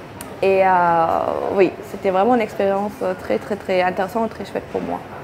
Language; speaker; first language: French; non-native, fluent; German